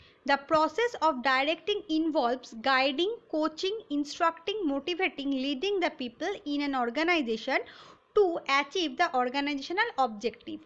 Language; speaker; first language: English; non-native, local second language; Bangla